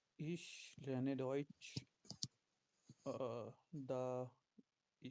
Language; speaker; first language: German; non-native, learner; Urdu